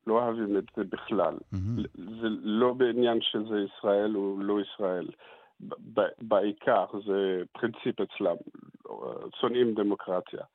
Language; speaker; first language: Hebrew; non-native, fluent; Arabic